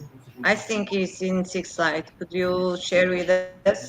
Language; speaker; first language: English; non-native, fluent; Portuguese